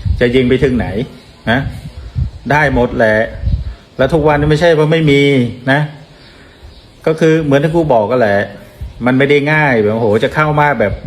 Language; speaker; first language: Thai; non-native, fluent; Khmer